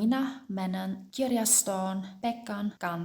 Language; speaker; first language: Finnish; non-native, fluent; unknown